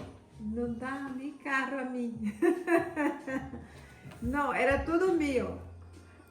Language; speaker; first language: Spanish; non-native, fluent; Portuguese